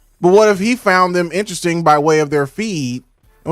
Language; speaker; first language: English; native; English